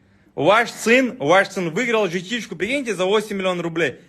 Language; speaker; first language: Russian; native; Russian